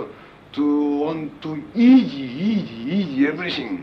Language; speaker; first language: English; non-native, learner; Japanese